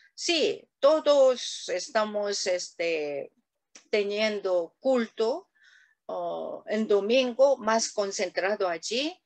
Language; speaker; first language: Spanish; non-native, learner; Korean